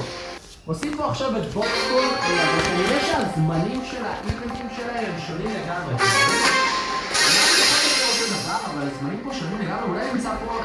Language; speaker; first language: Hebrew; native; Hebrew